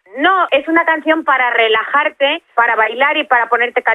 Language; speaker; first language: Spanish; native; Spanish